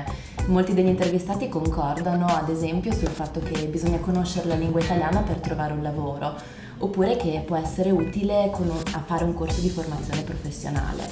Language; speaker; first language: Italian; native; Italian